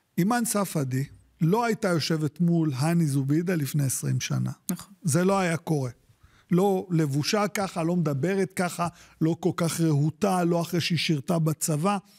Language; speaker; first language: Hebrew; native; Hebrew